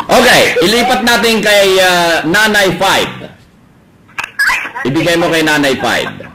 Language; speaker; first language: Filipino; native; Filipino